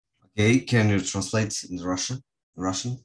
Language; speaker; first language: English; non-native, fluent; Russian